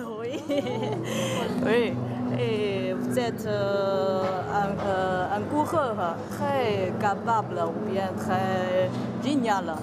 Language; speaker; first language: French; non-native, fluent; Chinese